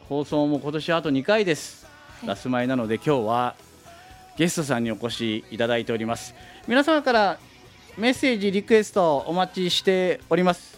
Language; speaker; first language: Japanese; native; Japanese